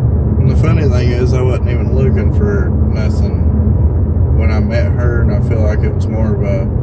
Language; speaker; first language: English; native; English